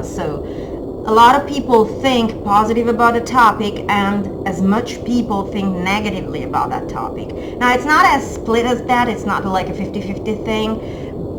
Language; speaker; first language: English; non-native, fluent; Italian